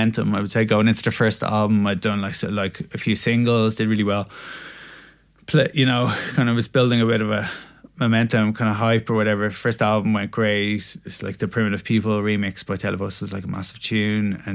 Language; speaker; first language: English; native; English